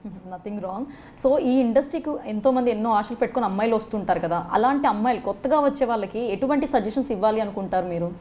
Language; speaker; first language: Telugu; native; Telugu